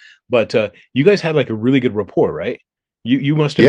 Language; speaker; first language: English; native; English